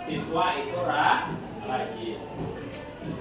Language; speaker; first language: Indonesian; native; Indonesian